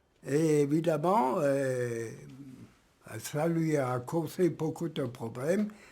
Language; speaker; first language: French; early bilingual, other home language; German